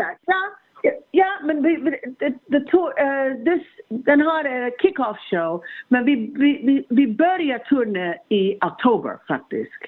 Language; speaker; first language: Swedish; non-native, learner; English